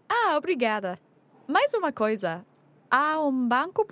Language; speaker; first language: Portuguese; non-native, learner; English